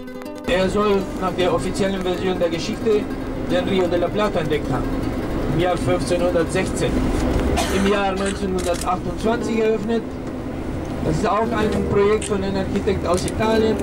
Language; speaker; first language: German; non-native, fluent; Spanish